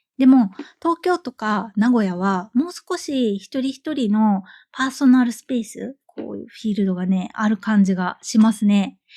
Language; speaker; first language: Japanese; native; Japanese